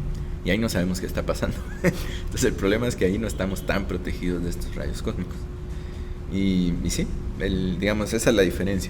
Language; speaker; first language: Spanish; native; Spanish